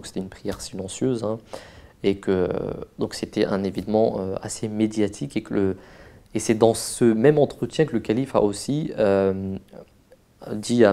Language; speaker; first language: French; native; French